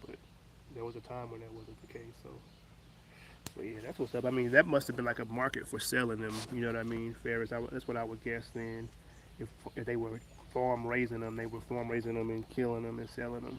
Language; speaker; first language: English; native; English